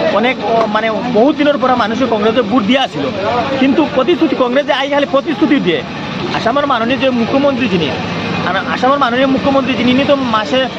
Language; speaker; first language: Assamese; non-native, local second language; Bangla